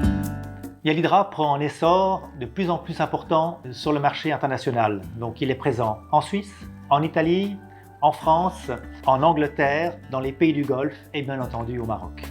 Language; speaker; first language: French; non-native, fluent; Italian